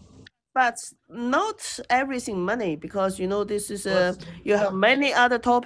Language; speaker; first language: English; non-native, learner; Chinese